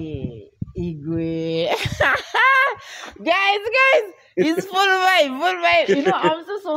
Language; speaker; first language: English; non-native, learner; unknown